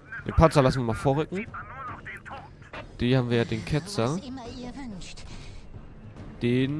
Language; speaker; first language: German; native; German